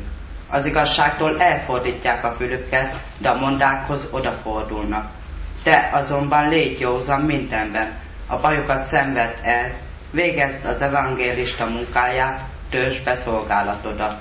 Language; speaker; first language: Hungarian; native; Hungarian